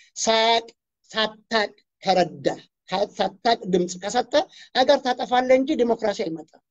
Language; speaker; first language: Amharic; non-native, local second language; Oromo